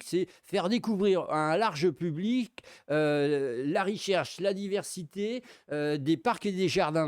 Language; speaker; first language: French; native; French